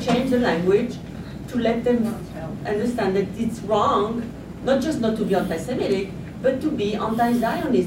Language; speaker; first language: English; non-native, fluent; French